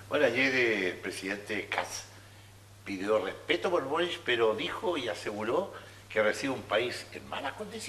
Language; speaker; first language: Spanish; native; Spanish